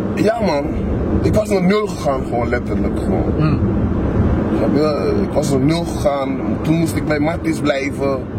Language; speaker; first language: Dutch; non-native, local second language; Papiamento